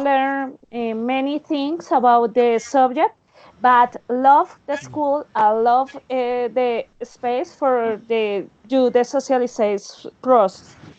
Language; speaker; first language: English; non-native, learner; Spanish